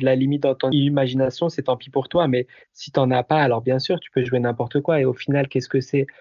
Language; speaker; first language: French; early bilingual, other home language; Italian